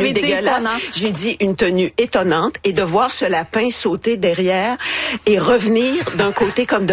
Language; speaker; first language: French; native; French